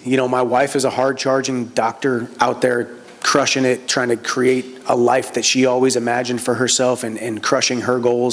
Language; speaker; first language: English; native; English